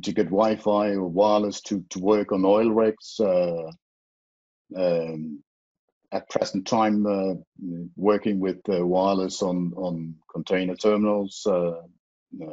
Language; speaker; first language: English; non-native, fluent; Faroese